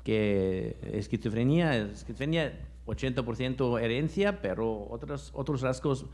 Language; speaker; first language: Spanish; non-native, fluent; German